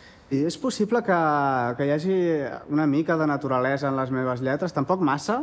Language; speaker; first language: Catalan; native; Catalan